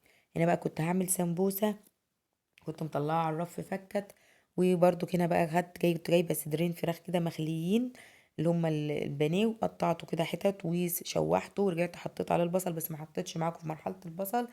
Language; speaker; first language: Arabic; native; Arabic